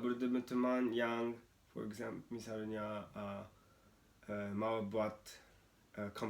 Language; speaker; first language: Indonesian; non-native, learner; Japanese